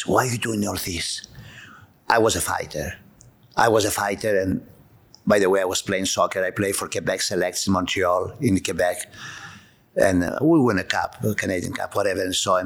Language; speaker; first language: English; non-native, fluent; Greek